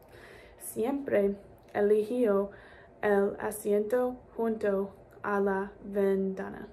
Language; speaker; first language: Spanish; non-native, learner; English